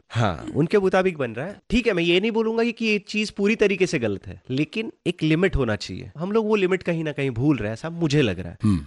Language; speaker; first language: Hindi; native; Hindi